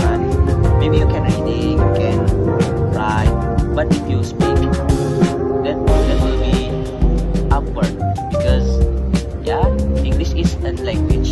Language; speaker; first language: English; non-native, fluent; Indonesian